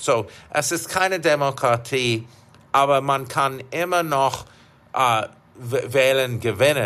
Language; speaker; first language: German; non-native, fluent; English